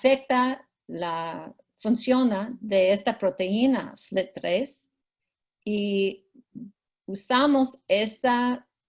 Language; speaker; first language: Spanish; non-native, fluent; English